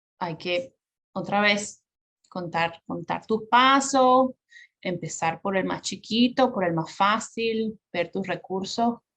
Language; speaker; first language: Spanish; native; Spanish